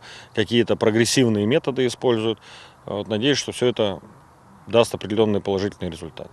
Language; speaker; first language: Russian; native; Russian